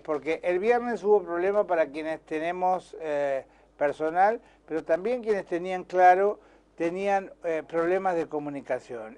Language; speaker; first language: Spanish; native; Spanish